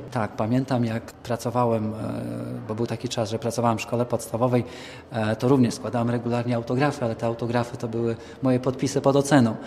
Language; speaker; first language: Polish; native; Polish